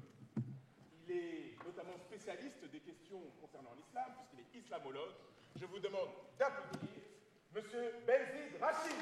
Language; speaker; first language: French; native; French